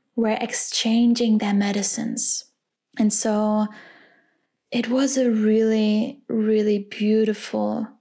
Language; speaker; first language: English; non-native, fluent; German